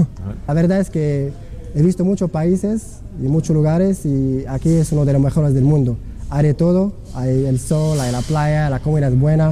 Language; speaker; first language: Spanish; non-native, fluent; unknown